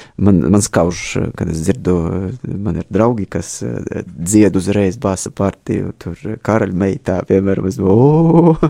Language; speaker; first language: Latvian; non-native, fluent; Russian